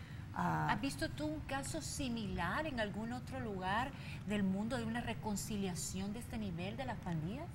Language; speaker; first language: Spanish; native; Spanish